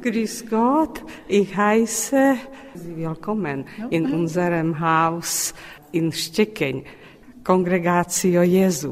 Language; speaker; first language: German; non-native, learner; Czech